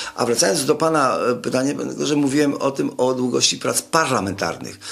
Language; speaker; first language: Polish; native; Polish